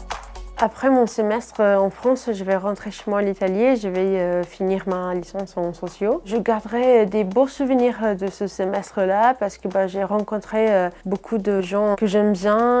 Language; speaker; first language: French; non-native, fluent; Italian